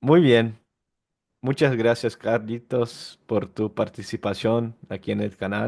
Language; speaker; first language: Spanish; non-native, fluent; Portuguese